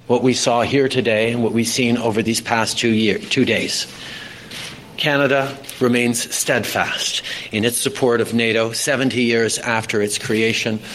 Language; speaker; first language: English; native; English